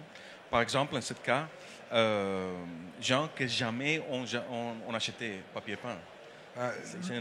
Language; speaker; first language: French; non-native, learner; Dutch